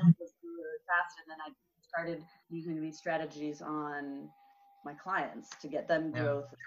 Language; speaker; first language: English; native; English